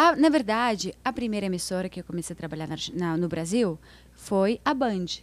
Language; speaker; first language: Portuguese; non-native, fluent; Russian